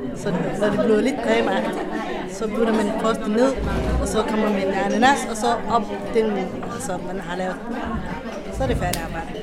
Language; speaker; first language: Danish; non-native, learner; Somali